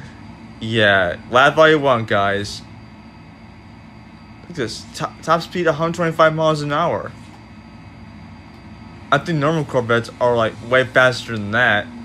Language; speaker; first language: English; native; English